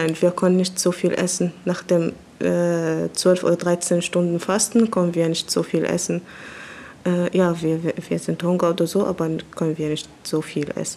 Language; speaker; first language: German; non-native, learner; Arabic